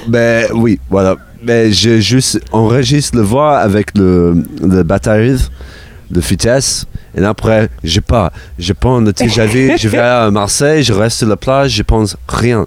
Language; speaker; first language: French; non-native, learner; English